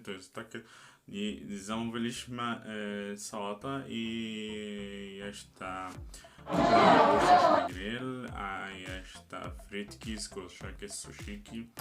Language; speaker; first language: Polish; non-native, learner; Arabic